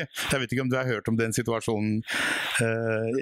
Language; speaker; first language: Norwegian; non-native, fluent; Albanian